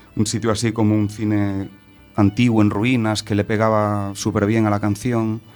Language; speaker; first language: Spanish; native; Spanish